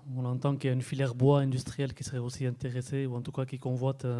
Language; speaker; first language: French; native; French